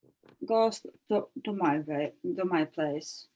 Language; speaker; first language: English; non-native, learner; Ukrainian